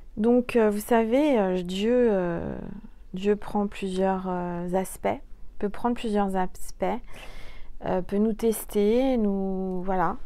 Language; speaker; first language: French; native; French